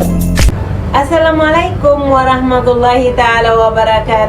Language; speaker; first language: Indonesian; non-native, fluent; Arabic